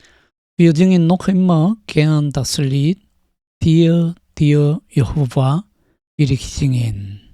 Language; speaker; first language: German; non-native, fluent; Korean